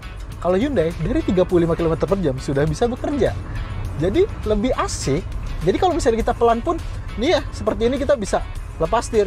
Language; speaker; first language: Indonesian; native; Indonesian